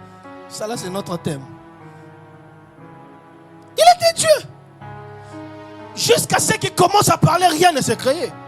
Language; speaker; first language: French; non-native, local second language; Lingala